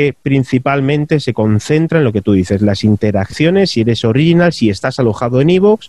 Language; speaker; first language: Spanish; native; Spanish